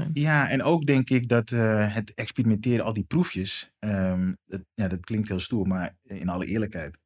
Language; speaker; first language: Dutch; native; Dutch